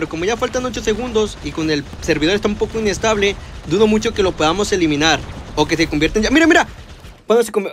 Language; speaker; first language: Spanish; native; Spanish